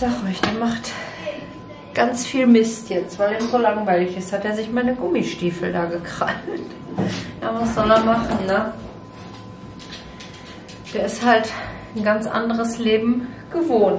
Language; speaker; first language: German; native; German